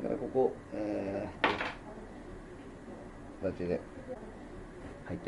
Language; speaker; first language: Japanese; native; Japanese